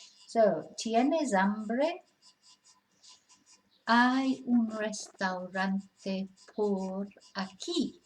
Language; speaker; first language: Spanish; non-native, fluent; English